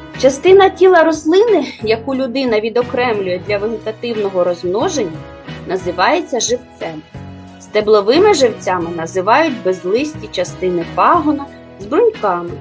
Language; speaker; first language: Ukrainian; native; Ukrainian